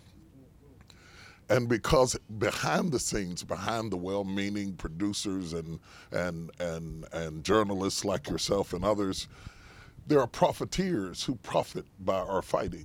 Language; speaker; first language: English; native; English